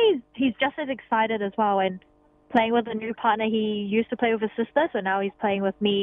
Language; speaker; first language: English; non-native, local second language; Cantonese